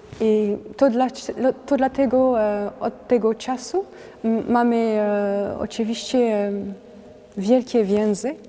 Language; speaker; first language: Polish; non-native, learner; French